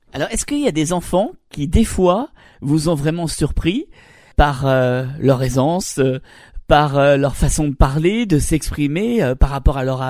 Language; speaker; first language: French; native; French